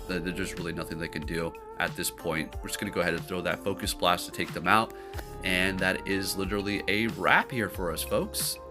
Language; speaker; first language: English; native; English